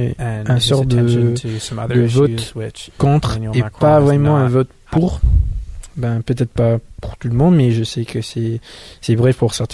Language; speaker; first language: French; non-native, fluent; English